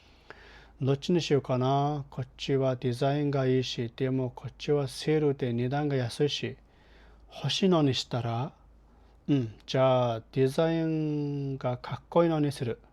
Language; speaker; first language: Japanese; non-native, learner; Mongolian